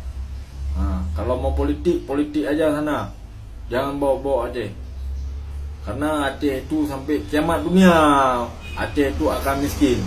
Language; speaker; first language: Indonesian; non-native, local second language; Achinese